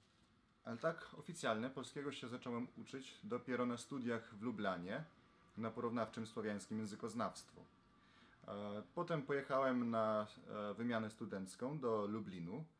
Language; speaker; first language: Polish; non-native, fluent; Slovenian